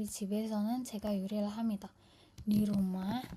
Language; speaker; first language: Korean; non-native, fluent; Indonesian